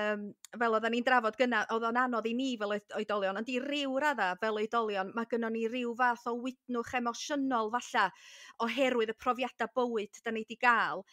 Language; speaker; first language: Welsh; native; Welsh